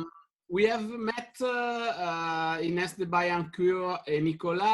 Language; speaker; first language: English; non-native, fluent; Italian